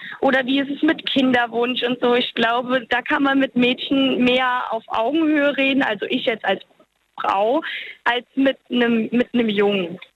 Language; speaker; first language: German; native; German